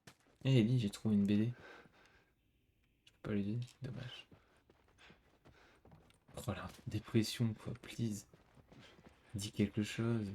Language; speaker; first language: French; native; French